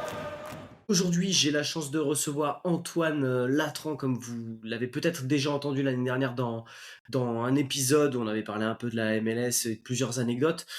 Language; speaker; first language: French; native; French